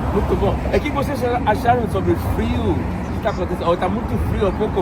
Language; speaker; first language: Portuguese; non-native, fluent; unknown